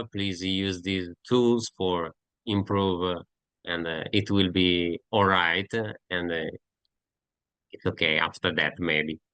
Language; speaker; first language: English; non-native, learner; Italian